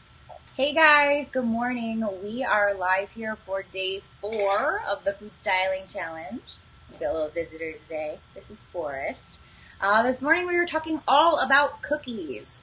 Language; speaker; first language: English; native; English